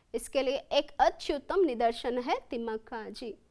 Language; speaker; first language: Hindi; non-native, local second language; Kannada